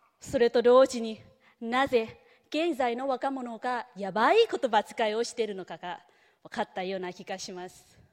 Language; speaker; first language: Japanese; non-native, fluent; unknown